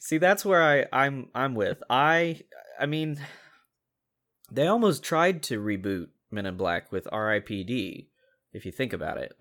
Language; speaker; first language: English; native; English